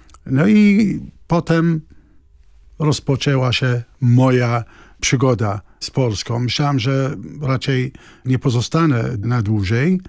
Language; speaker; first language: Polish; non-native, fluent; Arabic